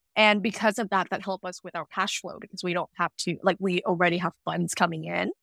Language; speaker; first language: English; non-native, fluent; Vietnamese